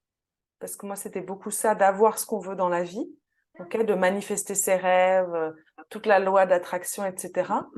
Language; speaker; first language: French; native; French